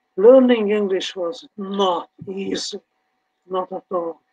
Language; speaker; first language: English; early bilingual, other home language; Hungarian